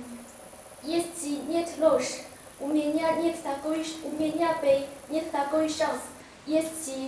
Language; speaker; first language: Russian; non-native, learner; Chinese